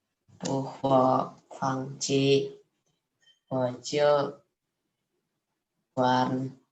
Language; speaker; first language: Chinese; non-native, learner; Indonesian